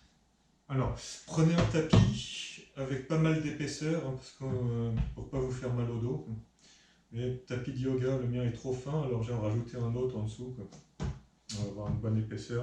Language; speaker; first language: French; native; French